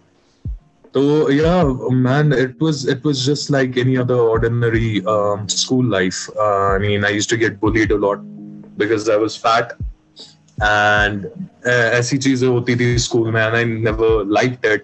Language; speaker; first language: English; non-native, local second language; Kashmiri